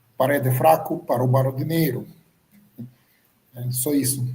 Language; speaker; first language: Portuguese; non-native, learner; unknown